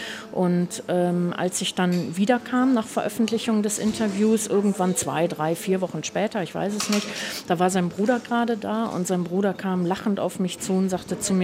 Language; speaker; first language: German; native; German